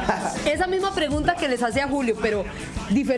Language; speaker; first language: Spanish; native; Spanish